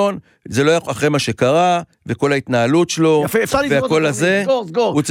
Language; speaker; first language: Hebrew; native; Hebrew